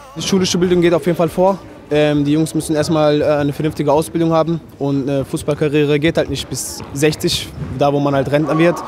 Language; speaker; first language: German; early bilingual, other home language; Turkish